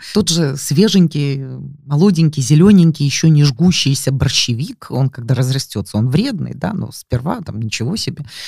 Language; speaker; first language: Russian; native; Russian